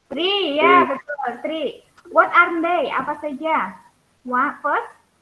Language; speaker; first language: English; non-native, learner; Indonesian